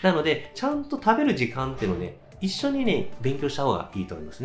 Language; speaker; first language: Japanese; native; Japanese